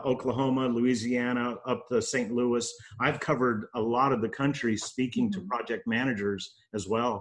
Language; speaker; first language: English; native; English